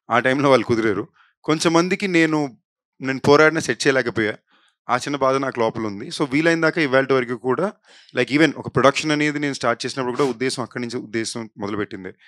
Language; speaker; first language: Telugu; native; Telugu